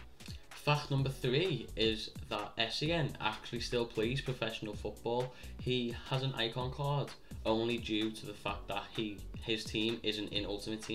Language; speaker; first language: English; native; English